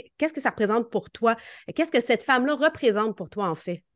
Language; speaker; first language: French; native; French